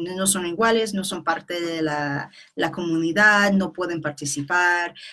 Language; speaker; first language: Spanish; non-native, fluent; English